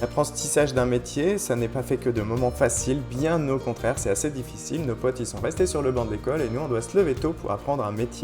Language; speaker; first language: French; native; French